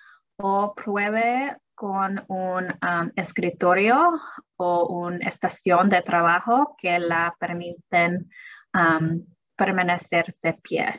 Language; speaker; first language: Spanish; early bilingual, heritage; English